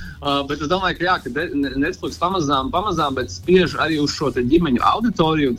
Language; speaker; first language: Latvian; non-native, local second language; Russian